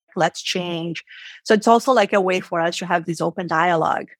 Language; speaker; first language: English; non-native, fluent; Portuguese